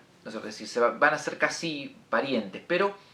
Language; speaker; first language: Spanish; native; Spanish